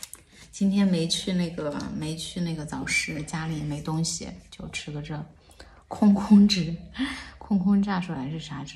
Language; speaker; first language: Chinese; native; Chinese